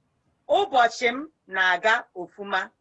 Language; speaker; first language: Igbo; native; Igbo